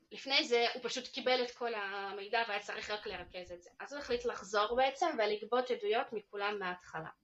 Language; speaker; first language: Hebrew; early bilingual, other home language; Russian